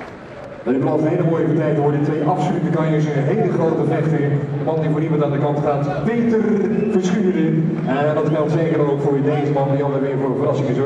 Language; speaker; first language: Dutch; native; Dutch